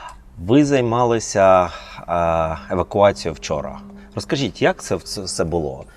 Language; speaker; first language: Ukrainian; native; Ukrainian